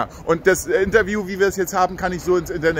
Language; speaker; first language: German; native; German